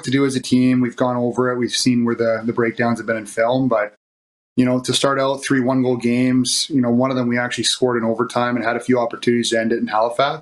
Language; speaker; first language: English; native; English